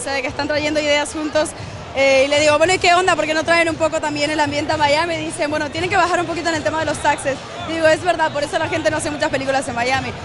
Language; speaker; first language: Spanish; native; Spanish